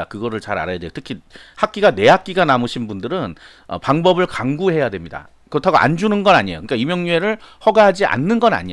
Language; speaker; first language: Korean; native; Korean